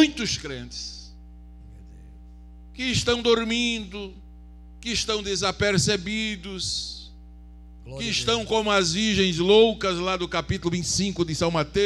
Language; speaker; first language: Portuguese; native; Portuguese